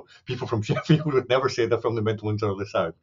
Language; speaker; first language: English; native; English